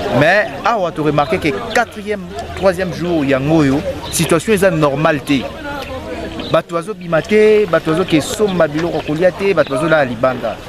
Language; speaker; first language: Lingala; native; Lingala